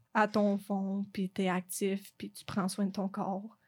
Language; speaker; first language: French; non-native, fluent; English